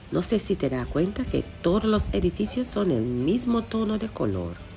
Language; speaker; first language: Spanish; non-native, learner; English